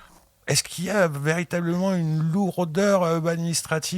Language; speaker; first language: French; native; French